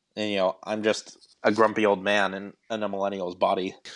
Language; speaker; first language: English; native; English